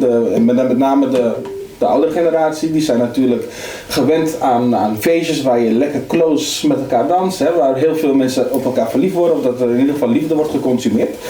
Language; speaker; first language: Dutch; native; Dutch